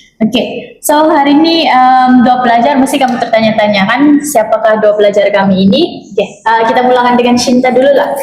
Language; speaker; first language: Malay; native; Malay